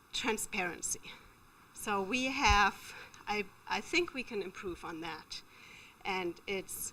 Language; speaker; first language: English; non-native, fluent; German